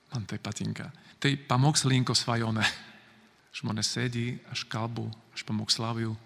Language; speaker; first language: Lithuanian; non-native, learner; Slovak